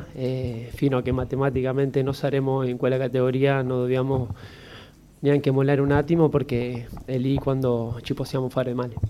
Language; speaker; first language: Italian; non-native, fluent; Spanish